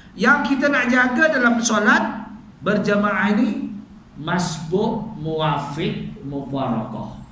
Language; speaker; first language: Malay; native; Malay